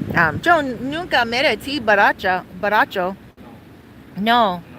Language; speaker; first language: Spanish; non-native, learner; English